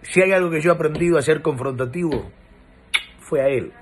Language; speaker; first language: Spanish; non-native, fluent; Persian